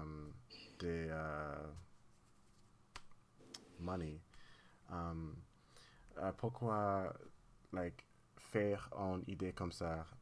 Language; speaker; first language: French; non-native, learner; English